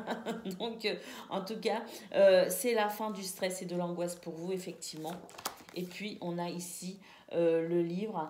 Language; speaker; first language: French; native; French